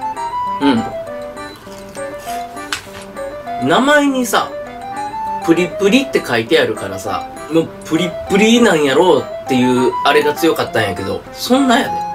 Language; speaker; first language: Japanese; native; Japanese